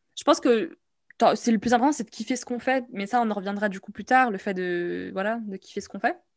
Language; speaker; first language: French; non-native, local second language; Arabic